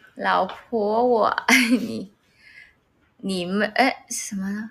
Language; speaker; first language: Chinese; non-native, learner; Vietnamese